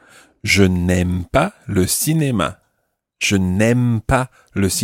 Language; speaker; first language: French; non-native, fluent; English